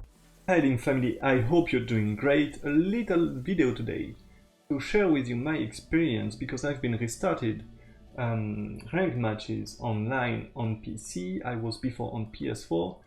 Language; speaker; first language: English; non-native, fluent; French